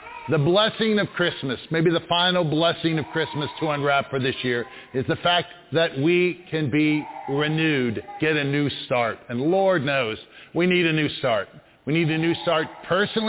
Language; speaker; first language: English; native; English